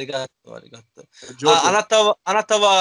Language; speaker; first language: Japanese; non-native, learner; Azerbaijani